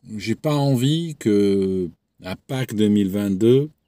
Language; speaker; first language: French; non-native, local second language; Arabic